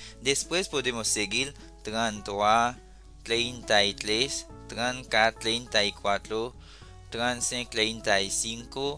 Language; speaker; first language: Spanish; non-native, fluent; Haitian Creole